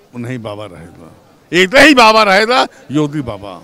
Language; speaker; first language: Hindi; native; Hindi